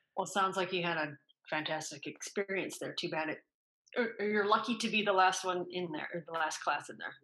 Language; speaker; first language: English; native; English